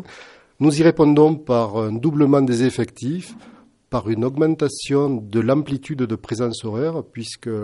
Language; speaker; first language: French; native; French